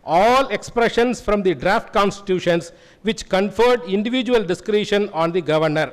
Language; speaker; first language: English; non-native, local second language; Tamil